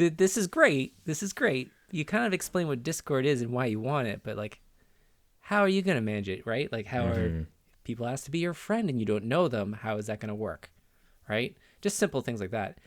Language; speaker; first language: English; native; English